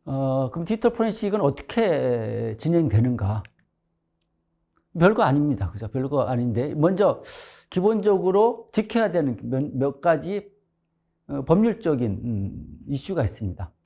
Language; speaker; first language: Korean; native; Korean